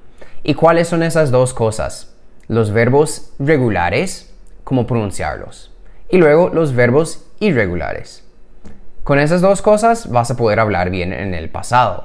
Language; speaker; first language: Spanish; non-native, fluent; English